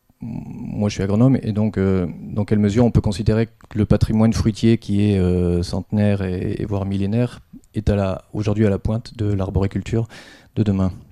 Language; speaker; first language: French; native; French